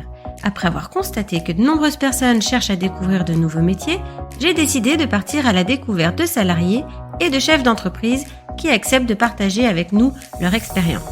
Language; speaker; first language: French; native; French